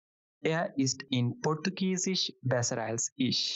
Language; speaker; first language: German; non-native, fluent; Bangla